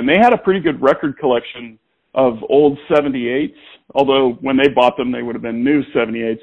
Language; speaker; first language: English; native; English